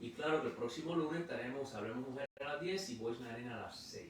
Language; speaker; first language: Spanish; native; Spanish